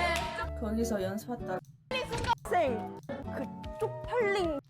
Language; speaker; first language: Korean; non-native, learner; Chinese